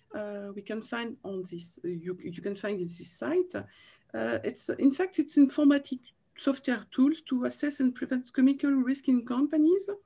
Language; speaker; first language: English; non-native, learner; French